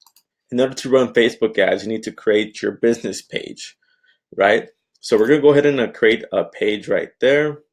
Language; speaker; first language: English; native; English